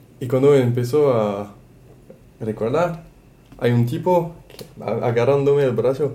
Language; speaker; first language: Spanish; non-native, fluent; French